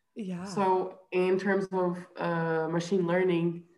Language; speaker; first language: English; non-native, fluent; Portuguese